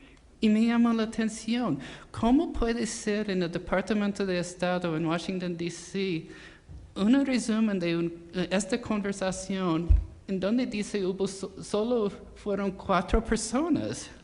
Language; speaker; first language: Spanish; non-native, fluent; English